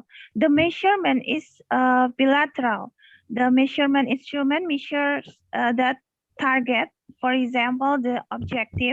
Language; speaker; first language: English; non-native, learner; Indonesian